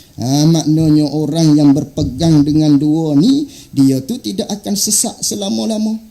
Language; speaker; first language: Malay; native; Malay